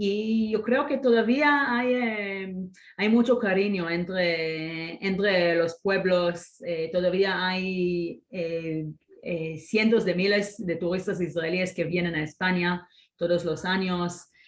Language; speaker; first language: Spanish; non-native, fluent; Hebrew